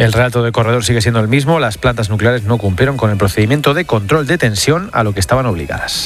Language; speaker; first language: Spanish; native; Spanish